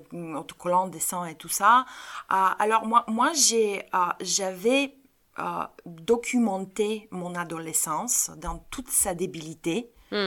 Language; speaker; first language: French; non-native, fluent; Bulgarian